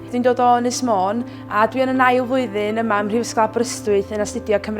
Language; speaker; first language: Welsh; native; Welsh